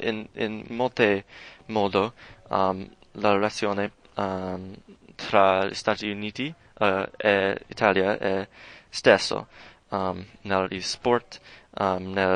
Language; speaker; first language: Italian; non-native, learner; English